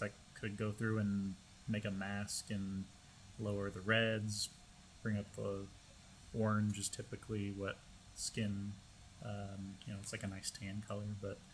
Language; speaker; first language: English; native; English